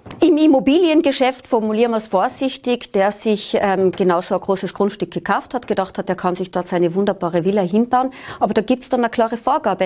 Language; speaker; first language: German; native; German